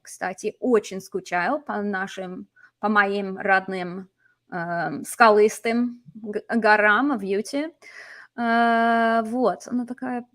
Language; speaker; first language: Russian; non-native, fluent; English